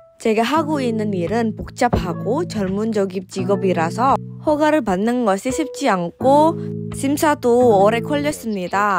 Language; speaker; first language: Korean; non-native, fluent; Indonesian